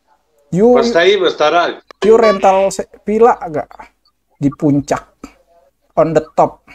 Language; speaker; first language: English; non-native, learner; Indonesian